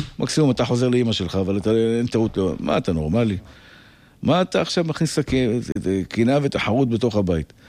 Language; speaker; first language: Hebrew; native; Hebrew